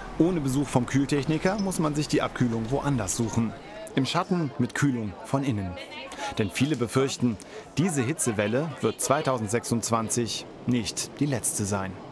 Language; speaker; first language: German; native; German